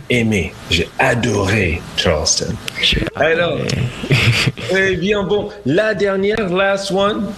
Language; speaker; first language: French; non-native, fluent; English